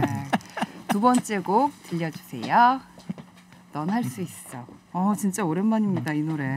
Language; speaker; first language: Korean; native; Korean